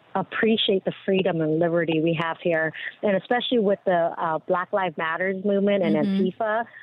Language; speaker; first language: English; early bilingual, other home language; Vietnamese